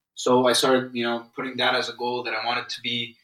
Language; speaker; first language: English; non-native, fluent; Arabic